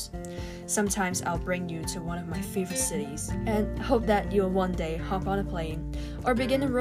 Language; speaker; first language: English; non-native, local second language; Cantonese